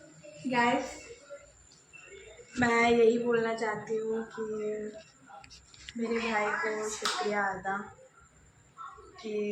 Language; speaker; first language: Hindi; non-native, local second language; Telugu